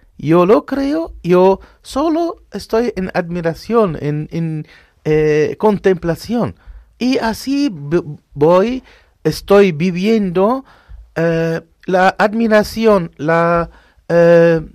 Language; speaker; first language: Spanish; non-native, fluent; Arabic